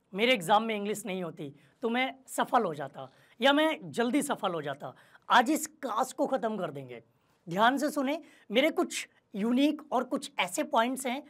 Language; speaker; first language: Hindi; native; Hindi